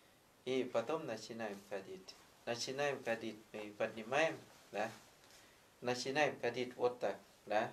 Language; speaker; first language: Russian; non-native, learner; Thai